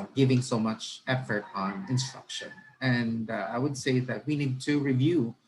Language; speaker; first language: English; non-native, local second language; Filipino